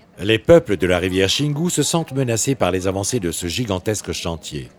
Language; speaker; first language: French; native; French